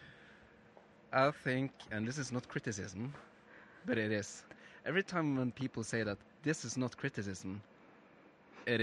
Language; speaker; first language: English; non-native, fluent; Norwegian